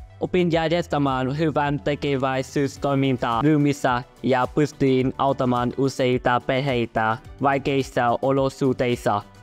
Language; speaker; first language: Finnish; non-native, learner; Vietnamese